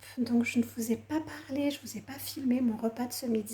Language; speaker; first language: French; native; French